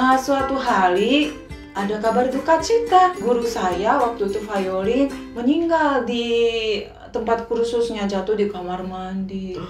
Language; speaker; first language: Indonesian; non-native, fluent; Japanese